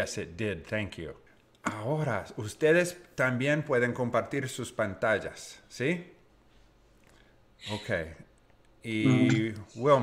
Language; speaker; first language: Spanish; non-native, learner; English